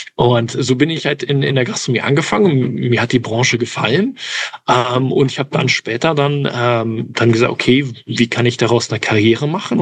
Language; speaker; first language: German; early bilingual, other home language; English